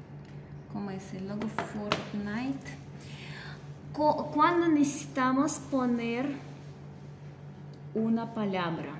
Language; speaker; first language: Spanish; non-native, fluent; Russian